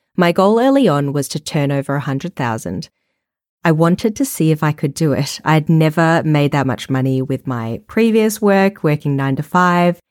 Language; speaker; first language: English; native; English